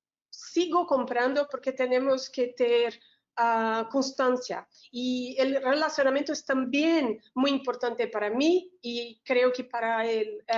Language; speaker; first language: Spanish; non-native, learner; Portuguese